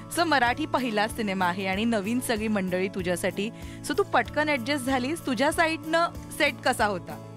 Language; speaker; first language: Marathi; native; Marathi